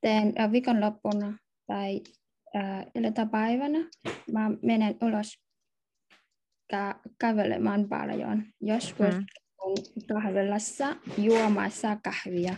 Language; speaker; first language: Finnish; non-native, learner; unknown